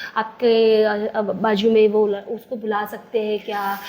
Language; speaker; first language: Hindi; non-native, local second language; Marathi